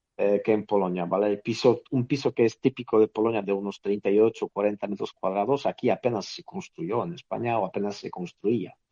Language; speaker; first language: Spanish; non-native, fluent; Polish